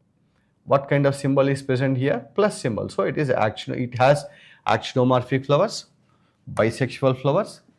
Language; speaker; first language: English; non-native, local second language; Telugu